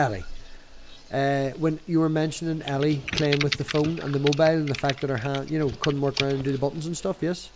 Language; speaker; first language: English; native; English